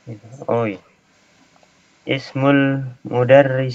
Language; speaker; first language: Arabic; non-native, learner; Indonesian